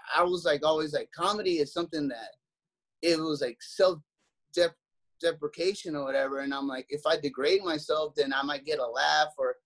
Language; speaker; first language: English; native; English